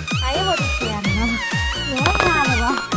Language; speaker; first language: Chinese; native; Chinese